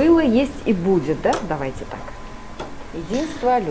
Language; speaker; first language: Russian; native; Russian